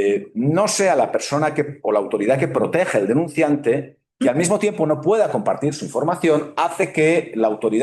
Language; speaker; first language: Spanish; native; Spanish